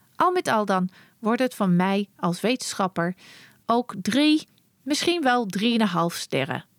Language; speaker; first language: Dutch; non-native, fluent; English